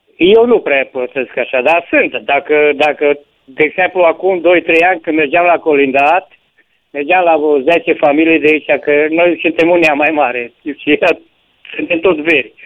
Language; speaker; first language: Romanian; native; Romanian